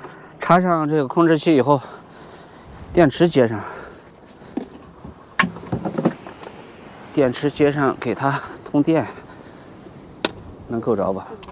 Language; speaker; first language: Chinese; native; Chinese